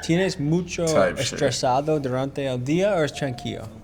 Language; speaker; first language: Spanish; non-native, learner; English